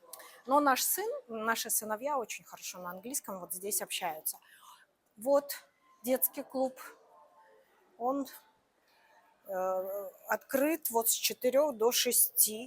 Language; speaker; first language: Russian; native; Russian